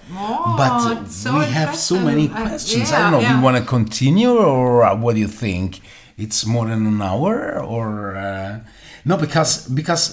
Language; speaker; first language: English; non-native, learner; German